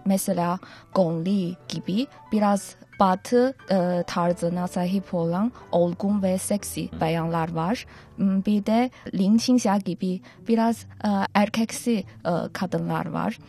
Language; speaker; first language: Turkish; non-native, fluent; Chinese